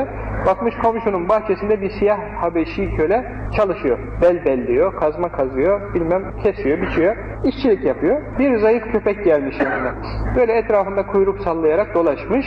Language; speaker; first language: Turkish; native; Turkish